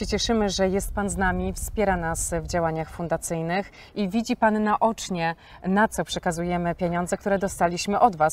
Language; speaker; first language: Polish; native; Polish